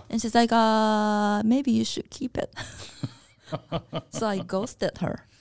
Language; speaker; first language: English; non-native, fluent; Japanese